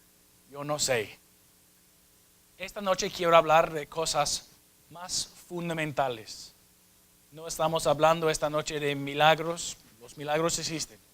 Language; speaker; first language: Spanish; non-native, fluent; English